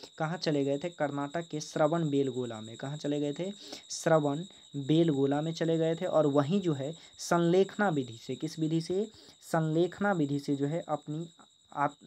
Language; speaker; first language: Hindi; native; Hindi